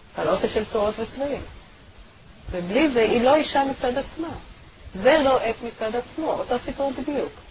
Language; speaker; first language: Hebrew; native; Hebrew